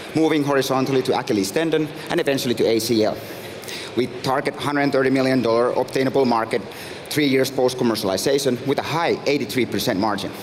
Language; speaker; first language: English; non-native, fluent; Finnish